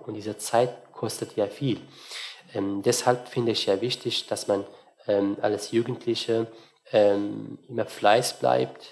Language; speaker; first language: German; non-native, fluent; Arabic